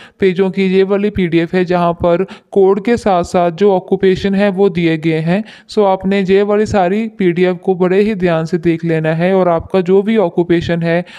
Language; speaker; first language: Hindi; non-native, local second language; Punjabi